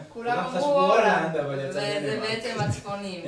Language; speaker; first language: Hebrew; native; Hebrew